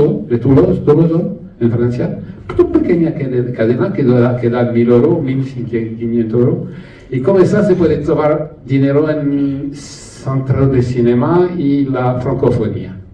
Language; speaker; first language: Spanish; non-native, learner; French